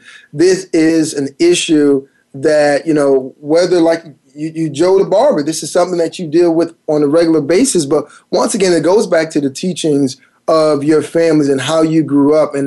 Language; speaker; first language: English; native; English